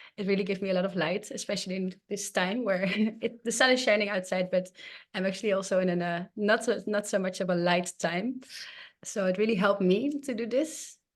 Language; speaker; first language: English; non-native, fluent; Dutch